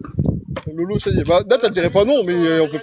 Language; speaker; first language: French; native; French